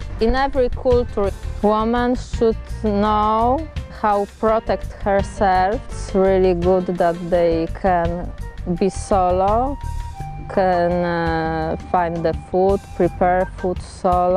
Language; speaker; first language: English; non-native, learner; Polish